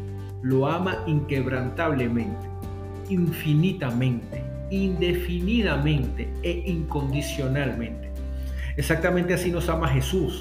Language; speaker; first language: Spanish; native; Spanish